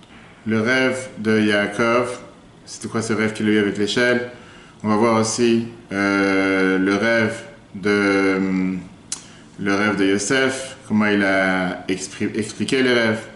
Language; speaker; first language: French; native; French